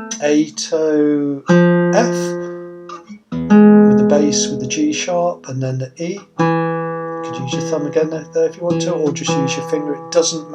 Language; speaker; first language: English; native; English